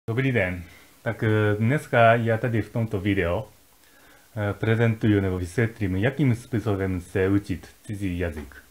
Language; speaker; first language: Czech; non-native, fluent; Japanese